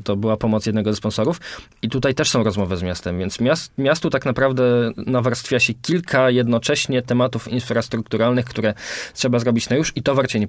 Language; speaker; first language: Polish; native; Polish